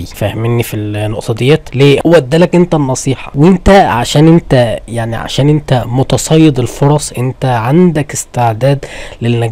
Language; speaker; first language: Arabic; native; Arabic